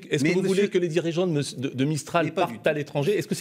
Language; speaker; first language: French; native; French